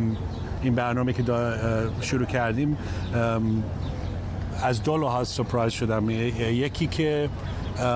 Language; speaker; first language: Persian; early bilingual, heritage; English